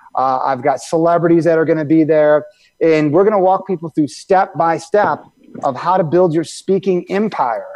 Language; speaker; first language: English; native; English